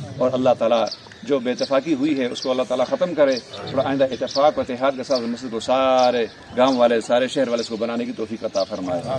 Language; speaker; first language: Urdu; non-native, local second language; Pashto